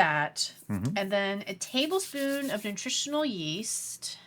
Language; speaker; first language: English; native; English